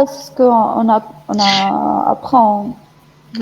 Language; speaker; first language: French; non-native, fluent; Arabic